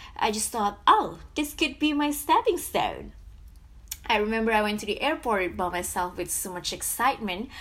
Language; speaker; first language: English; non-native, fluent; Indonesian